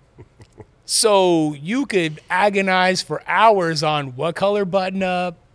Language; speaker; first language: English; native; English